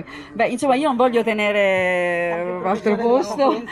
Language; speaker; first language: Italian; native; Italian